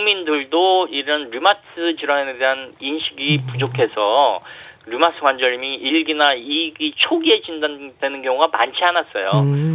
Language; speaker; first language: Korean; native; Korean